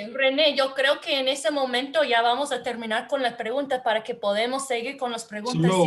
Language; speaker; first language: Spanish; non-native, learner; English